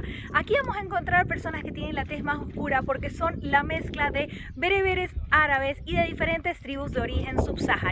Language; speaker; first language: Spanish; native; Spanish